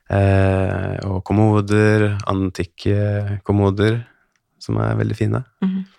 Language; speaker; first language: Norwegian; native; Norwegian